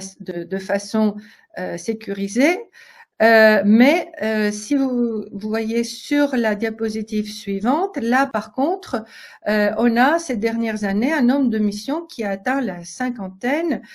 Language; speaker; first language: French; native; French